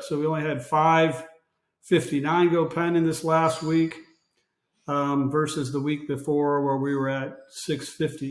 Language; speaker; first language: English; native; English